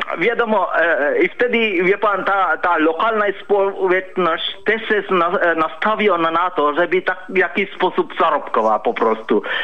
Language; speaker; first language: Polish; non-native, fluent; Sinhala